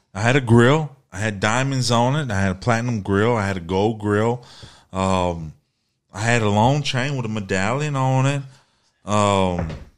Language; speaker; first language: English; early bilingual, other home language; Spanish